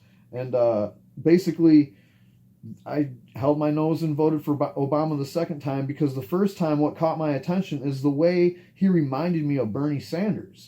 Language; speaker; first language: English; native; English